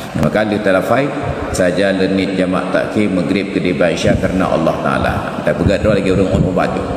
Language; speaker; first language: Malay; non-native, local second language; Achinese